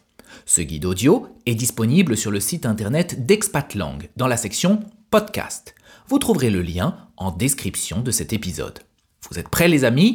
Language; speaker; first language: French; native; French